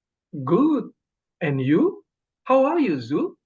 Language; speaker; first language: English; non-native, learner; Indonesian